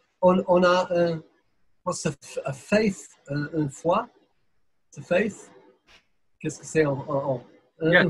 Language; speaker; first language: French; non-native, fluent; English